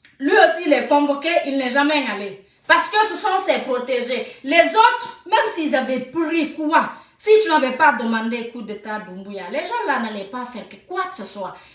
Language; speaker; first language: French; non-native, local second language; Susu